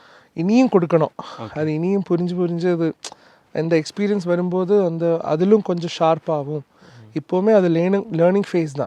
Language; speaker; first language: Tamil; non-native, learner; Malayalam